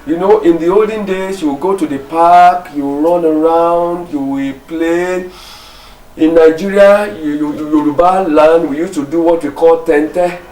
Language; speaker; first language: English; non-native, local second language; Yoruba